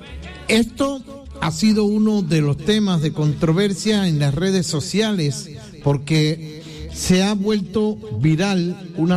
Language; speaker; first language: Spanish; native; Spanish